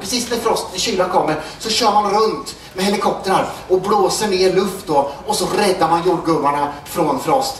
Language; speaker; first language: Swedish; native; Swedish